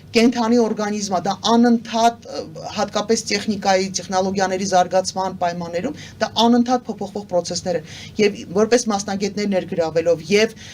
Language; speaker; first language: Armenian; native; Armenian